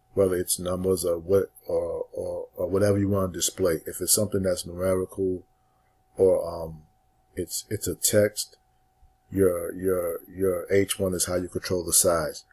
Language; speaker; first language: English; native; English